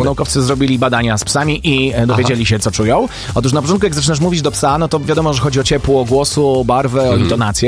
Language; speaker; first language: Polish; native; Polish